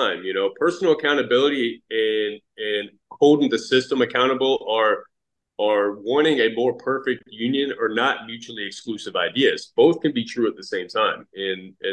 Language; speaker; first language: English; native; English